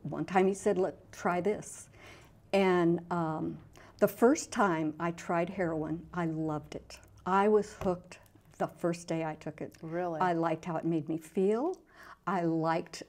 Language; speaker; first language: English; native; English